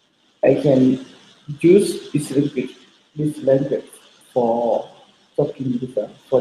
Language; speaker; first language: English; non-native, learner; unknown